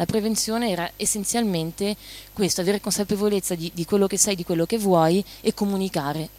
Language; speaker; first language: Italian; non-native, fluent; French